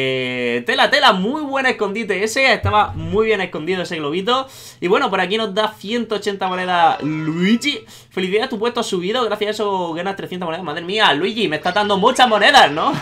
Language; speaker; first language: Spanish; native; Spanish